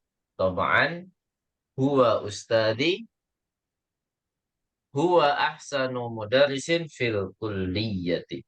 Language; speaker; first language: Arabic; non-native, fluent; Indonesian